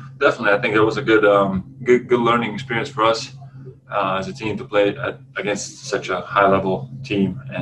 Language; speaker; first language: English; non-native, fluent; Latvian